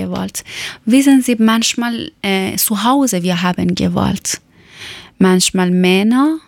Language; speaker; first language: German; non-native, learner; Persian